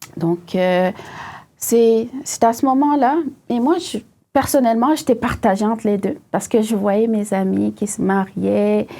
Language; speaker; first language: French; non-native, local second language; Fula